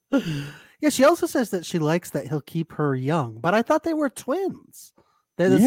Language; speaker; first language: English; native; English